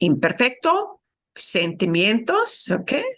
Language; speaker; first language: Spanish; non-native, fluent; English